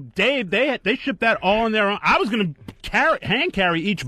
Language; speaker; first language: English; native; English